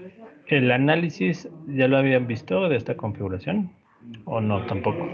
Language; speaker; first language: Spanish; native; Spanish